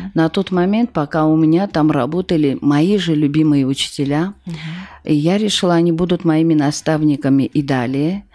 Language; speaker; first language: Russian; non-native, local second language; Armenian